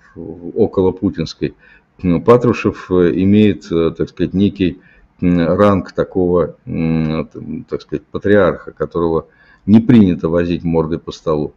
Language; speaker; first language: Russian; native; Russian